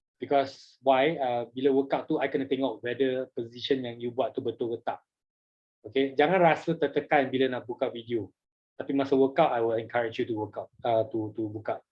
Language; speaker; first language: Malay; non-native, local second language; Chinese